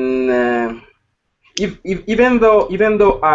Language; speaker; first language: English; non-native, learner; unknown